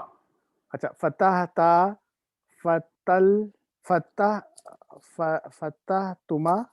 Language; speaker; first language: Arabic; non-native, learner; Urdu